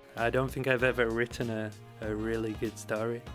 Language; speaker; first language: English; native; English